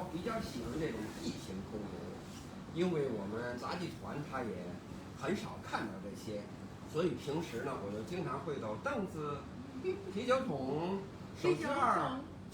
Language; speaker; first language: Chinese; native; Chinese